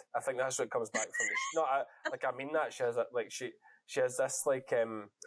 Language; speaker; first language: English; native; English